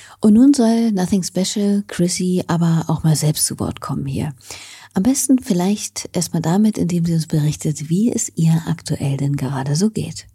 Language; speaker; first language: German; native; German